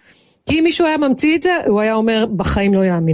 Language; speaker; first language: Hebrew; native; Hebrew